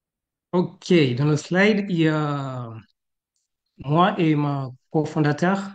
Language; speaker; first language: French; non-native, fluent; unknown